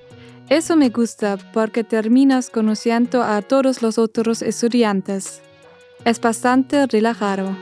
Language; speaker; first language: Spanish; non-native, fluent; German